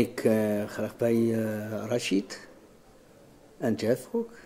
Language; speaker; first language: Dutch; non-native, learner; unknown